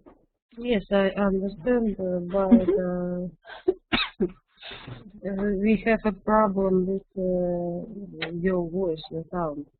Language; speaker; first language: English; non-native, learner; Russian